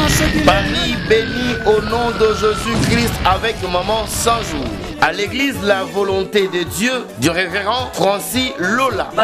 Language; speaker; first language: French; non-native, local second language; Lingala